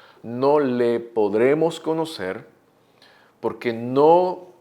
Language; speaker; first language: Spanish; native; Spanish